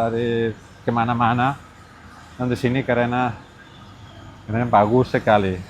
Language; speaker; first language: Indonesian; non-native, learner; Catalan